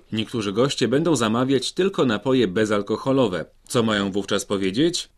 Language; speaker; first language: Polish; native; Polish